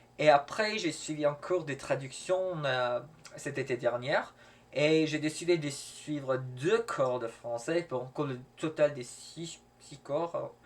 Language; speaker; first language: French; non-native, learner; English